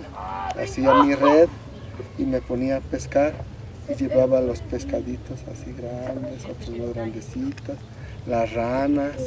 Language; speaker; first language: Spanish; native; Spanish